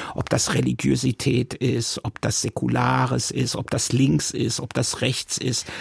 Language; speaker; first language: German; non-native, local second language; Yiddish